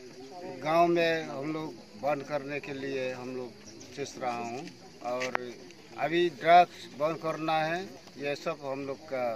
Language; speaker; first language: Hindi; non-native, local second language; Adi